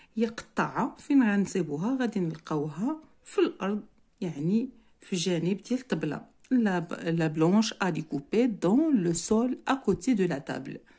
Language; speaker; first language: French; non-native, local second language; Arabic